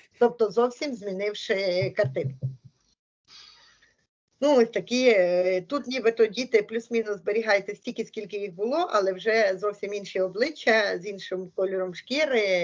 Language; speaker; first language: Ukrainian; native; Ukrainian